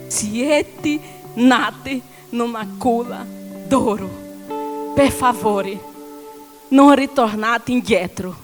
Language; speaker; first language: Italian; non-native, learner; Portuguese